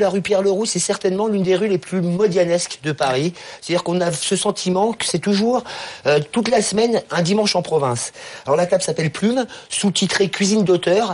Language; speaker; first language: French; native; French